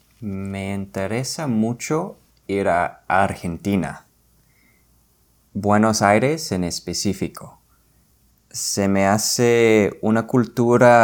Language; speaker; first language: Spanish; non-native, fluent; English